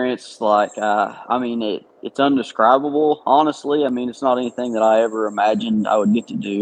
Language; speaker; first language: English; native; English